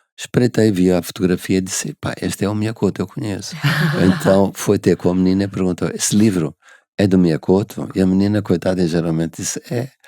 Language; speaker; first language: Portuguese; native; Portuguese